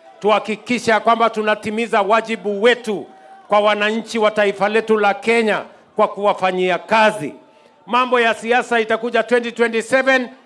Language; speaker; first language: Swahili; non-native, local second language; Kalenjin